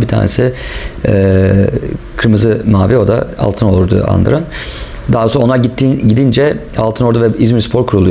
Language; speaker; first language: Turkish; non-native, local second language; English